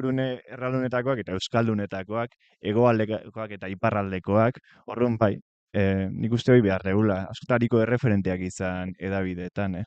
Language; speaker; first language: Basque; native; Basque